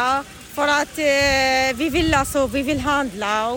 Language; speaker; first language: Swedish; non-native, learner; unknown